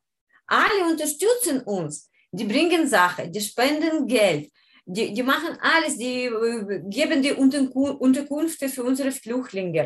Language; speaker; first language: German; non-native, learner; Ukrainian